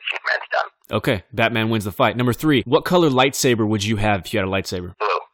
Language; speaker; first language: English; native; English